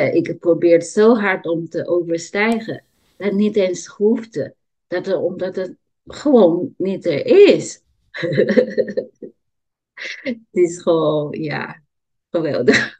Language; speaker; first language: Dutch; non-native, learner; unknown